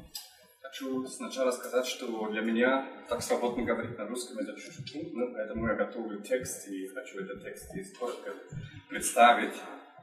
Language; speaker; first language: Russian; non-native, fluent; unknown